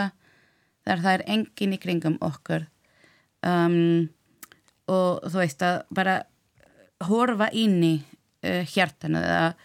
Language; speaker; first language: Icelandic; non-native, learner; Spanish